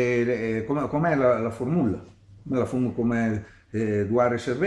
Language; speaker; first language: French; non-native, learner; Italian